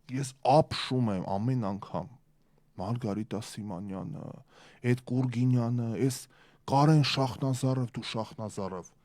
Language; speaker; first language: Armenian; early bilingual, heritage; Armenian